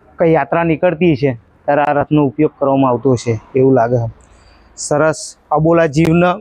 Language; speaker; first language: Gujarati; native; Gujarati